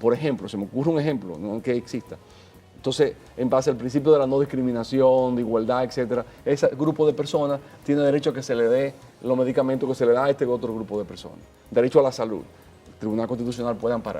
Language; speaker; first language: Spanish; native; Spanish